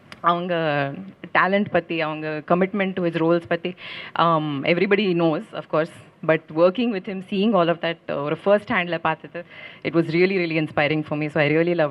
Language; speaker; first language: Tamil; non-native, learner; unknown